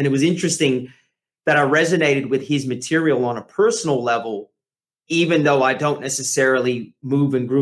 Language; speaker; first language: English; native; English